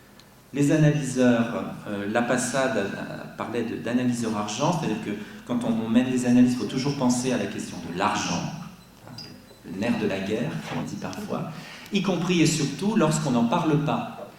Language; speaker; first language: French; native; French